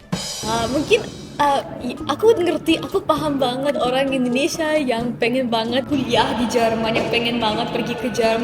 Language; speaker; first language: Indonesian; non-native, fluent; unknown